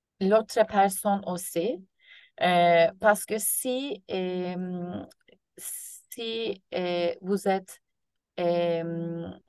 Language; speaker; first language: French; non-native, learner; Turkish